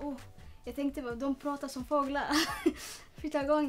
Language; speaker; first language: Swedish; non-native, learner; Tigrinya